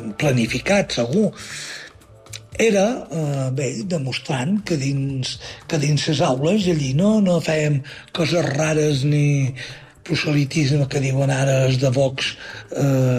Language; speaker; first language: Catalan; native; Catalan